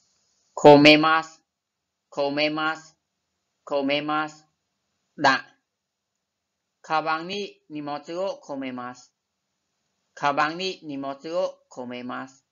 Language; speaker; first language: Japanese; non-native, fluent; Khmer